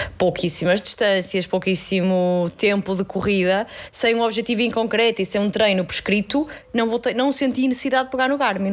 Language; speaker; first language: Portuguese; native; Portuguese